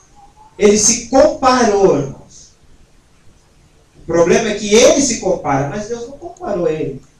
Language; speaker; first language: Portuguese; native; Portuguese